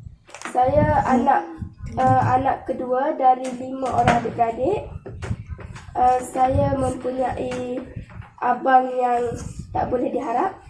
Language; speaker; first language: Malay; native; Malay